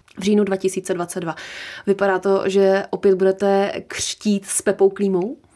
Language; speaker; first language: Czech; native; Czech